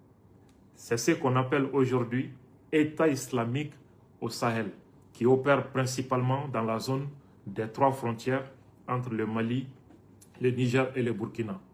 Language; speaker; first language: French; non-native, local second language; Bambara